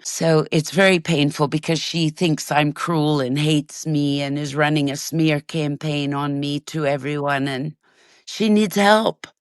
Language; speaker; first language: English; native; English